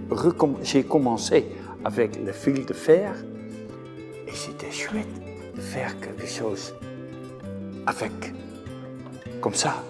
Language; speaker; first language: French; non-native, fluent; Dutch